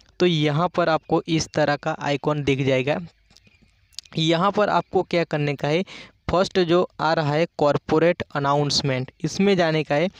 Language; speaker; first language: Hindi; non-native, local second language; Gujarati